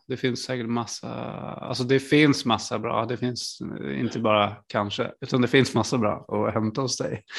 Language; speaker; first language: Swedish; native; Swedish